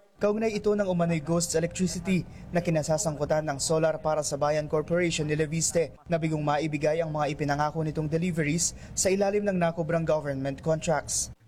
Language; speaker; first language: Filipino; native; Filipino